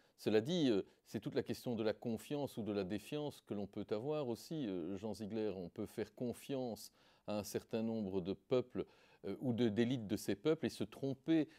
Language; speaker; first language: French; native; French